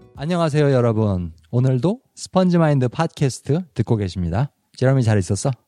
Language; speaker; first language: Korean; native; Korean